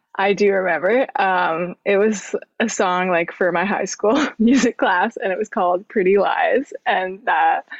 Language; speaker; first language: English; native; English